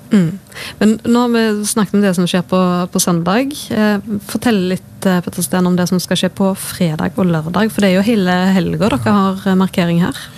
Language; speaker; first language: Norwegian; native; Norwegian